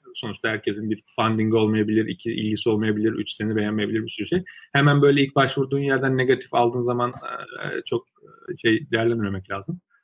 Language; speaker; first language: Turkish; early bilingual, other home language; Azerbaijani